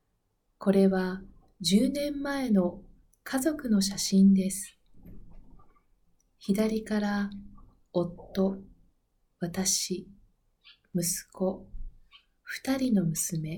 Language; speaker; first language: Japanese; non-native, learner; Spanish